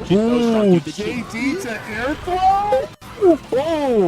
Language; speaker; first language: English; native; English